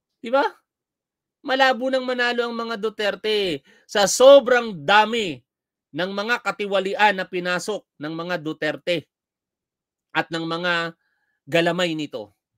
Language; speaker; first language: Filipino; native; Filipino